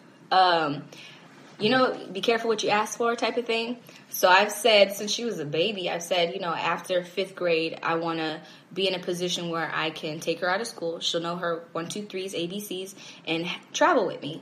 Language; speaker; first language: English; native; English